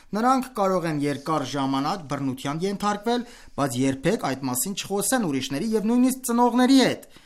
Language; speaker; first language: Armenian; native; Armenian